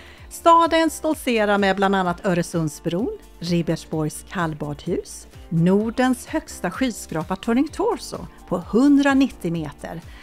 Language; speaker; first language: Swedish; native; Swedish